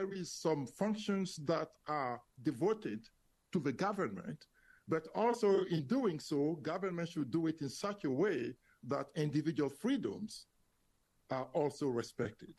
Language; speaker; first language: English; non-native, fluent; French